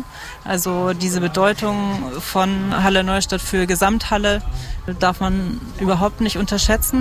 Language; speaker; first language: German; native; German